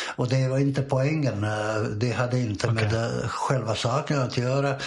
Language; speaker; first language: Swedish; non-native, fluent; Bosnian